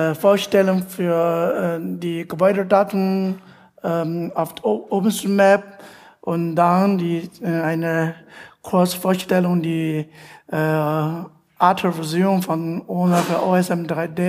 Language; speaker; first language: German; non-native, fluent; Chinese